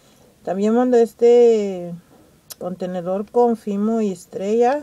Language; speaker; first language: Spanish; early bilingual, heritage; Spanish